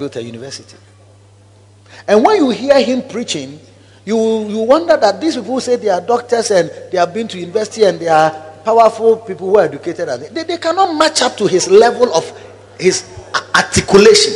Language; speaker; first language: English; non-native, local second language; Akan